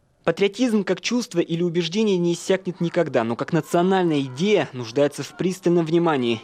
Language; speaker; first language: Russian; native; Russian